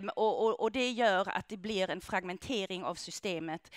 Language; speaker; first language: Swedish; non-native, fluent; German